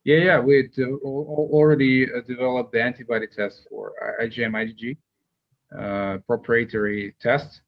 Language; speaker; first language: English; non-native, fluent; Russian